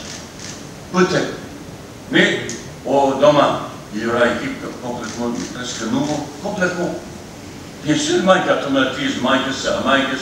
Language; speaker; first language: French; non-native, fluent; Bosnian